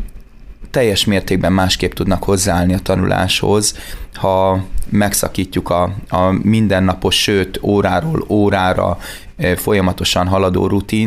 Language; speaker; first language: Hungarian; native; Hungarian